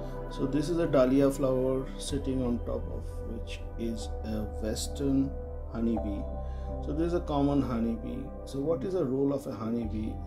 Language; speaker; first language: English; non-native, local second language; Hindi